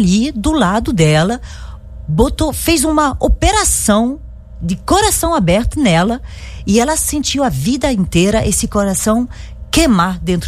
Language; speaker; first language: Portuguese; non-native, fluent; French